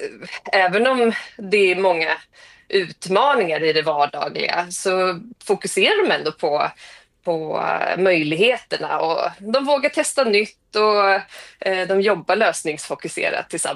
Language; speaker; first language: Swedish; native; Swedish